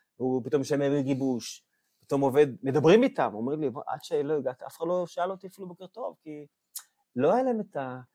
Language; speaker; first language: Hebrew; native; Hebrew